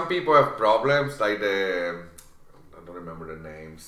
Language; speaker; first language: English; non-native, fluent; Italian